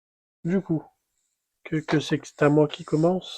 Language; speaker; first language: French; native; French